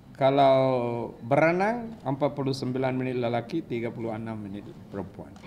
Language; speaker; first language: Malay; non-native, local second language; Tamil